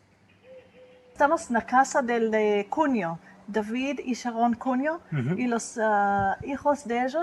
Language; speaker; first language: Spanish; non-native, learner; Hebrew